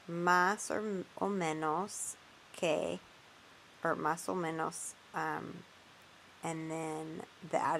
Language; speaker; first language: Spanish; non-native, fluent; English